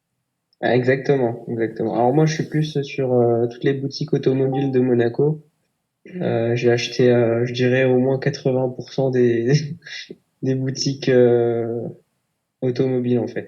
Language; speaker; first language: French; native; French